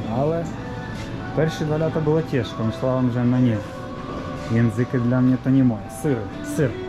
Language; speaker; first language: Polish; non-native, learner; Ukrainian